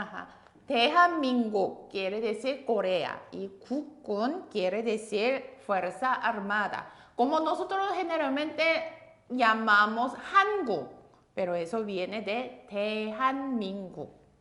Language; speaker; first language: Spanish; non-native, fluent; Korean